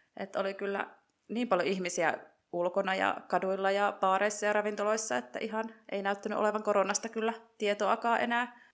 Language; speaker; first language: Finnish; native; Finnish